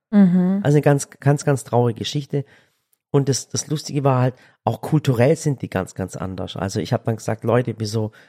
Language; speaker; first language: German; early bilingual, other home language; Turkish